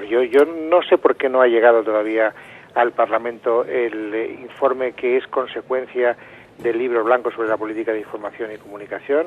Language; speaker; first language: Spanish; native; Spanish